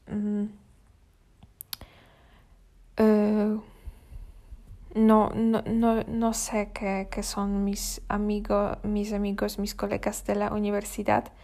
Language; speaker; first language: Spanish; non-native, learner; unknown